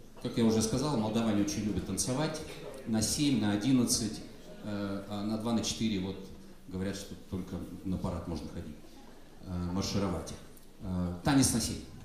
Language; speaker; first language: Russian; native; Russian